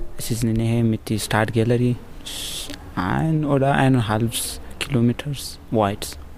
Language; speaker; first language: German; non-native, learner; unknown